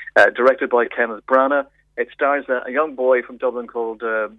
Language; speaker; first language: English; native; English